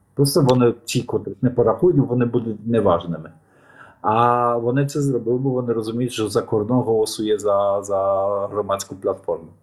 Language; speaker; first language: Ukrainian; non-native, fluent; Polish